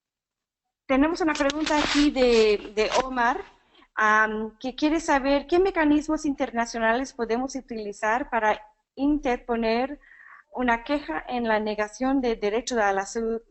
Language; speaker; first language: Spanish; non-native, fluent; English